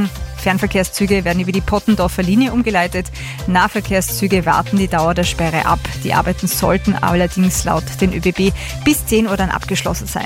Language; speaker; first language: German; native; German